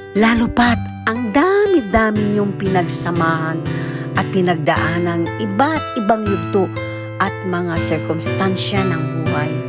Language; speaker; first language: Filipino; native; Filipino